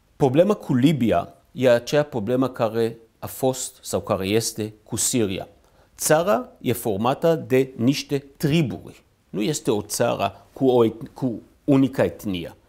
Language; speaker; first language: Romanian; non-native, fluent; Hebrew